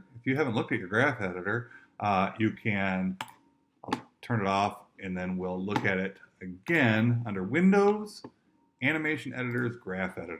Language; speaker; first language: English; native; English